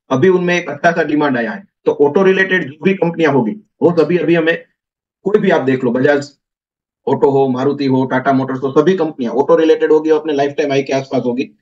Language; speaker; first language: Hindi; non-native, local second language; Gujarati